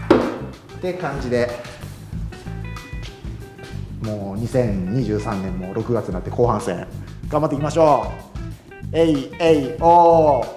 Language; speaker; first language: Japanese; native; Japanese